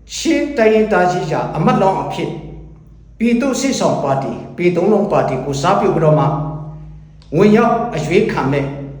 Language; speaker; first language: Burmese; non-native, local second language; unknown